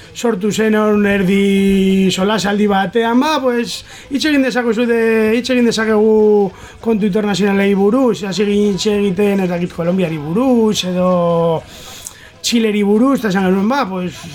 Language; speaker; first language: Basque; non-native, local second language; Spanish